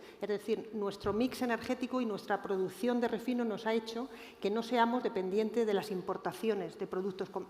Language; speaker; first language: Spanish; native; Spanish